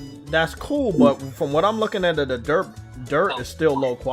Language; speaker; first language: English; native; English